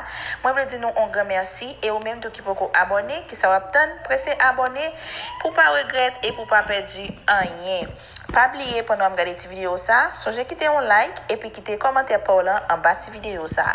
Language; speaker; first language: Haitian Creole; native; Haitian Creole